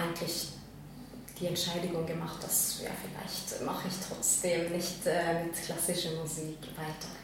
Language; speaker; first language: German; non-native, fluent; Norwegian